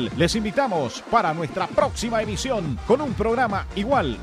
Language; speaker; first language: Spanish; native; Spanish